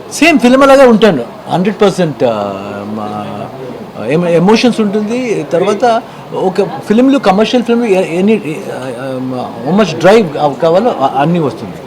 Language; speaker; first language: Telugu; non-native, learner; Kannada